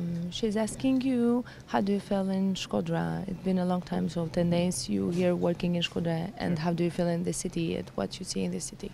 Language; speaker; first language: English; non-native, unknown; Albanian